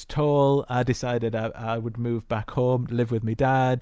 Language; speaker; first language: English; native; English